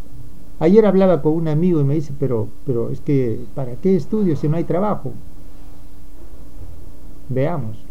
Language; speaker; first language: Spanish; native; Spanish